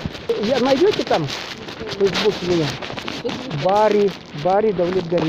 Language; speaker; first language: Russian; native; Russian